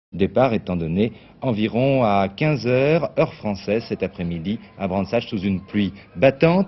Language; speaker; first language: French; native; French